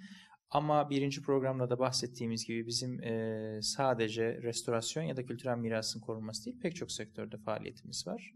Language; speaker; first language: Turkish; native; Turkish